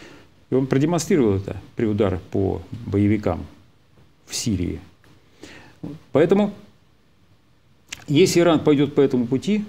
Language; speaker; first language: Russian; native; Russian